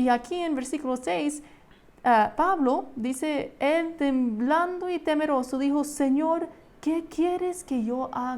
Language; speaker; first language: Spanish; non-native, fluent; English